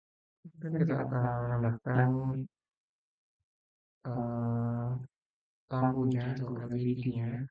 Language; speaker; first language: Indonesian; native; Indonesian